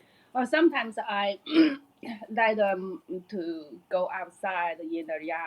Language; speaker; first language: English; non-native, learner; Chinese